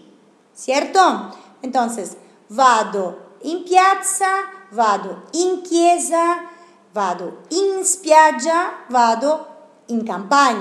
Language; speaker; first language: Italian; non-native, fluent; Portuguese